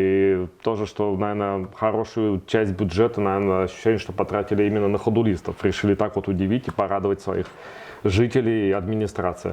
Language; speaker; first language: Russian; native; Russian